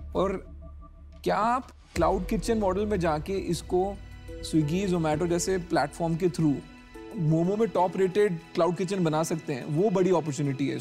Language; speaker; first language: Hindi; native; Hindi